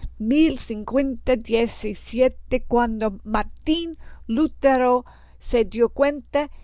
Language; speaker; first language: Spanish; non-native, learner; English